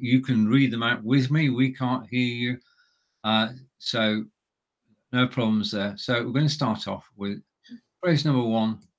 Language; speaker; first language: English; native; English